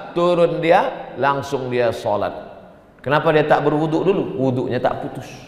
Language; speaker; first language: Indonesian; native; Indonesian